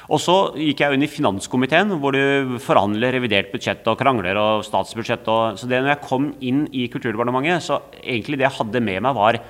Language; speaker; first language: Norwegian; native; Norwegian